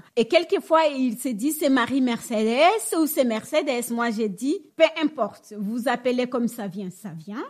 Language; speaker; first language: French; non-native, local second language; Swahili